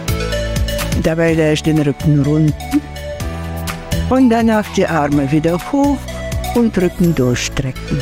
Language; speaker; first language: German; non-native, fluent; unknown